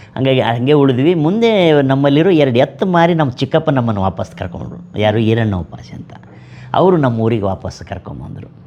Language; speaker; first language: Kannada; native; Kannada